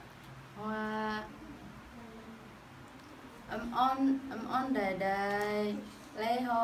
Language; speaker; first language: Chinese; non-native, learner; Vietnamese